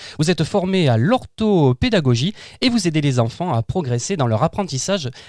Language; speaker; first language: French; native; French